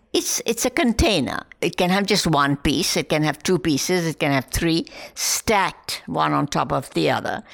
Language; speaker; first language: English; non-native, local second language; Hindi